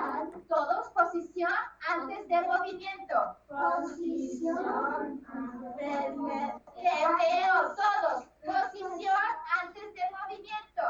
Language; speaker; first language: Spanish; non-native, fluent; English